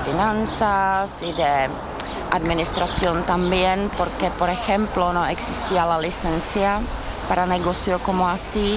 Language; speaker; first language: Spanish; non-native, learner; Czech